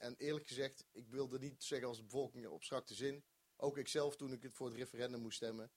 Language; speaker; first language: Dutch; native; Dutch